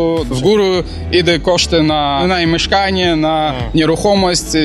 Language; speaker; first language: Polish; non-native, learner; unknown